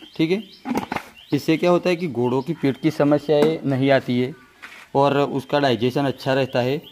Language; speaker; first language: Hindi; non-native, local second language; Gujarati